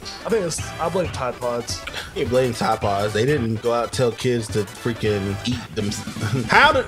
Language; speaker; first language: English; native; English